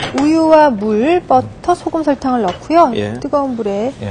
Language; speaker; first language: Korean; native; Korean